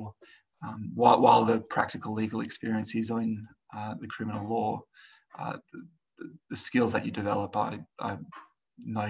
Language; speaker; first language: English; native; English